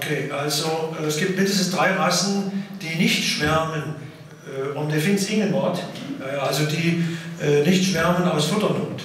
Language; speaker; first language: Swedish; non-native, fluent; German